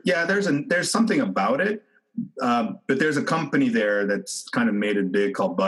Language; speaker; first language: English; native; English